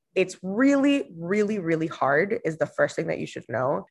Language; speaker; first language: English; non-native, fluent; Spanish